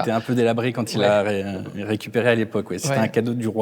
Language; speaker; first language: French; native; French